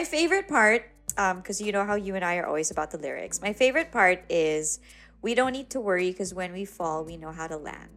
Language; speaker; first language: English; non-native, local second language; Filipino